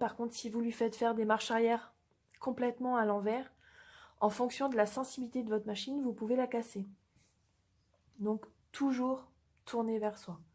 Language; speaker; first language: French; native; French